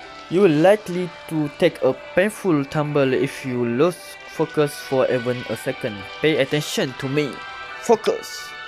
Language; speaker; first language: English; non-native, local second language; Malay